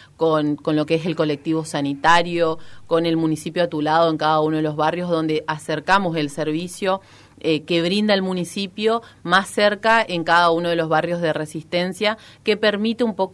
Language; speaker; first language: Spanish; native; Spanish